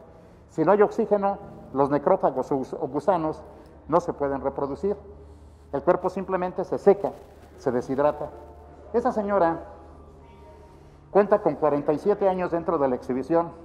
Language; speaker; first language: Spanish; native; Spanish